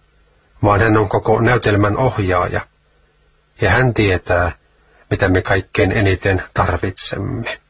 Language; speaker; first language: Finnish; native; Finnish